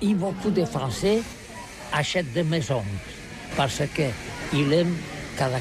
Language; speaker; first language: French; non-native, local second language; Catalan